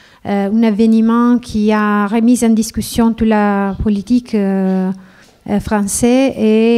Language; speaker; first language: French; non-native, fluent; Italian